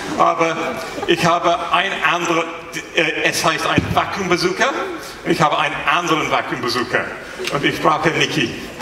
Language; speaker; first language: German; non-native, learner; English